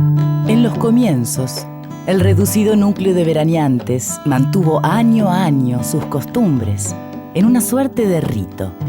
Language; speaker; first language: Spanish; native; Spanish